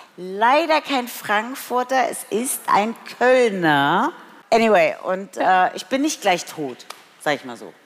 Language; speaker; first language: German; early bilingual, other home language; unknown